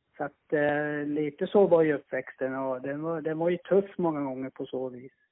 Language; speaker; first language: Swedish; early bilingual, other home language; Finnish